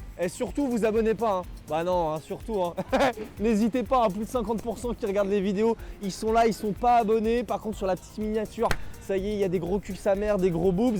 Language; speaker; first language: French; native; French